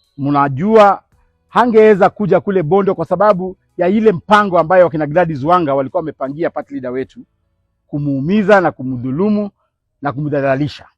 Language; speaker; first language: Swahili; non-native, local second language; Luyia